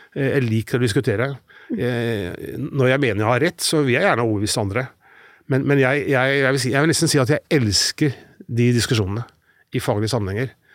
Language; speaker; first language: Norwegian; native; Norwegian